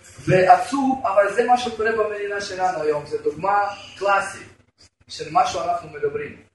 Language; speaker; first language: Hebrew; non-native, fluent; Russian